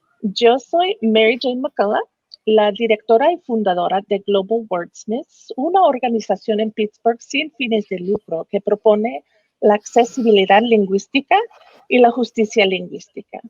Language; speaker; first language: Spanish; non-native, fluent; English